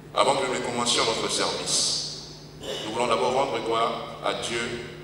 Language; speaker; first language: French; non-native, local second language; Lingala